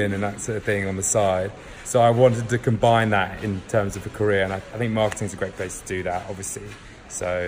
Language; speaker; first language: English; native; English